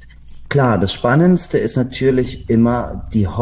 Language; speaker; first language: German; native; German